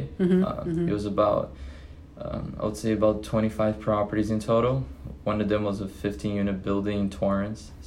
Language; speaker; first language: English; non-native, fluent; Portuguese